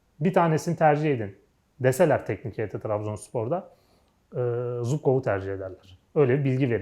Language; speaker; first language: Turkish; native; Turkish